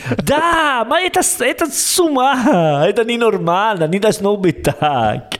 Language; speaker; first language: Russian; non-native, learner; Italian